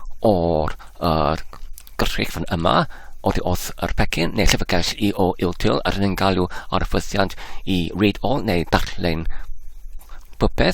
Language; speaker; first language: Welsh; non-native, learner; English